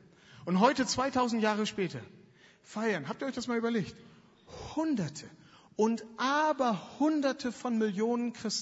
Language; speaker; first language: German; native; German